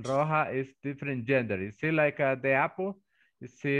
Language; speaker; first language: English; non-native, fluent; Spanish